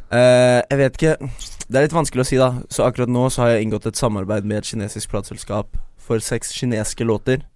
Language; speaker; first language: Norwegian; early bilingual, other home language; Chinese